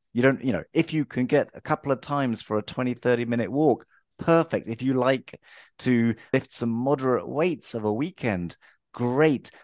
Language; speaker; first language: English; native; English